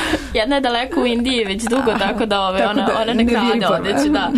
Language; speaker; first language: Serbian; native; Serbian